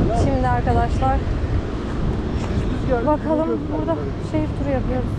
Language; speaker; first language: Turkish; native; Turkish